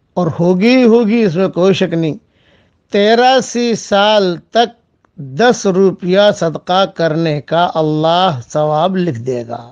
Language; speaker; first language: Urdu; non-native, local second language; Gujarati